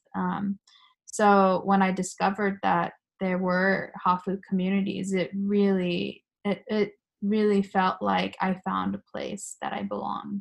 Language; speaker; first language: English; early bilingual, other home language; Japanese